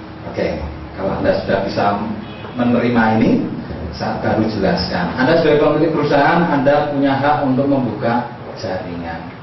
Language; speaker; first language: Indonesian; native; Indonesian